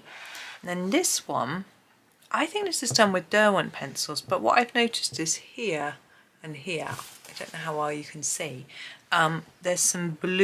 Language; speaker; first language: English; native; English